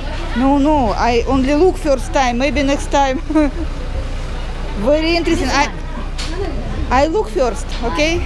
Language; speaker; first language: English; non-native, learner; Russian